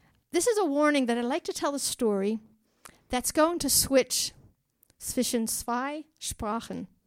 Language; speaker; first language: English; native; English